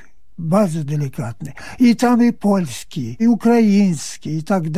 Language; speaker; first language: Polish; early bilingual, heritage; Polish